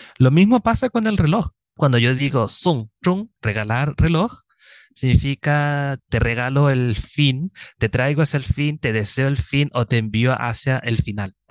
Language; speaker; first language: Spanish; early bilingual, other home language; Chinese